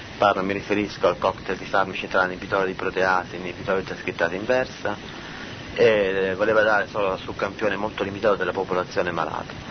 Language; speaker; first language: Italian; native; Italian